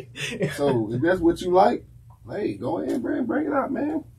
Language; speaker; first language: English; native; English